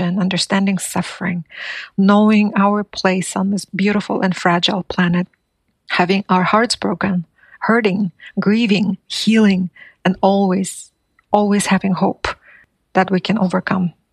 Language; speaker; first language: English; non-native, fluent; Buriat